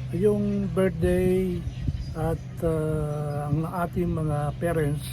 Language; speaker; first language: Filipino; native; Filipino